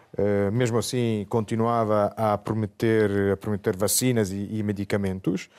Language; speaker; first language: Portuguese; non-native, fluent; Italian